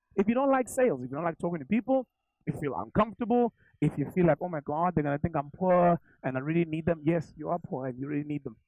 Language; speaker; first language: English; non-native, local second language; Zulu